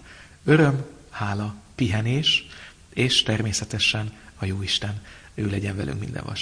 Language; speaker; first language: Hungarian; native; Hungarian